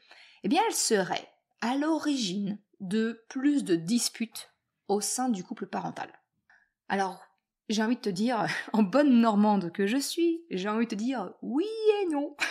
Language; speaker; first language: French; native; French